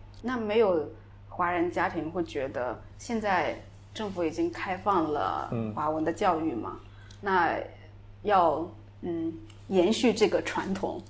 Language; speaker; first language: Chinese; native; Chinese